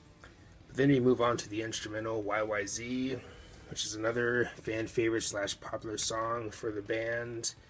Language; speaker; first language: English; native; English